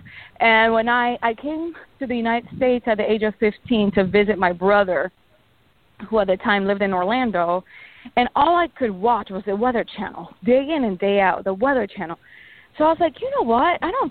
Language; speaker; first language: English; non-native, fluent; Spanish